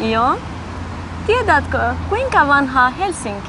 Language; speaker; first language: Finnish; non-native, fluent; Albanian